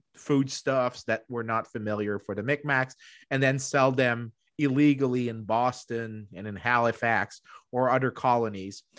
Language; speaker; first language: English; native; English